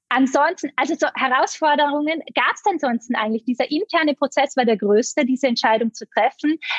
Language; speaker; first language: German; native; German